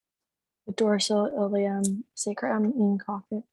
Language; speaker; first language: English; native; English